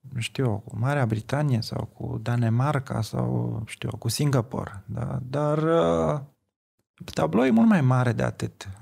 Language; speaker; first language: Romanian; native; Romanian